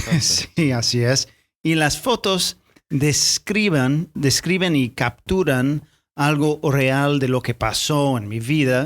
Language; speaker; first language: Spanish; non-native, fluent; English